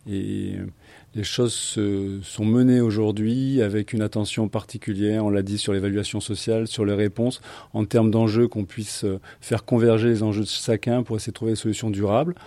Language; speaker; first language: French; native; French